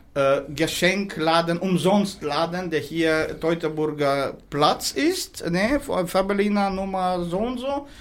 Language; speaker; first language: German; non-native, fluent; Russian